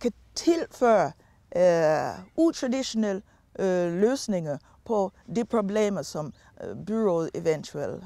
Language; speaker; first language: Danish; non-native, fluent; English